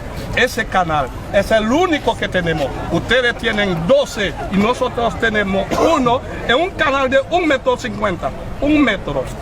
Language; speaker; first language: Spanish; non-native, fluent; Haitian Creole